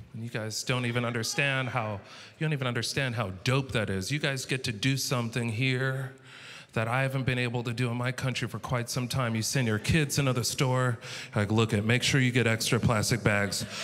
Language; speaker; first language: English; native; English